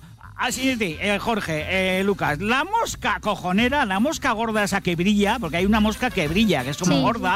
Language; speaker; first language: Spanish; native; Spanish